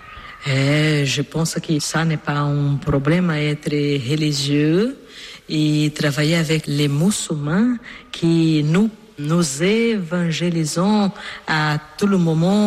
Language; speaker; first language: French; non-native, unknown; Portuguese